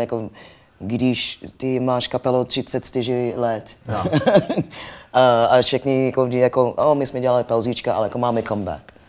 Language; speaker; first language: Czech; non-native, learner; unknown